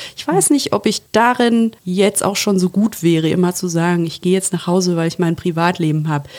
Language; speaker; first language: German; native; German